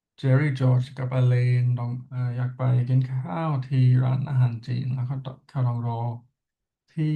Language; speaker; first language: Thai; non-native, learner; English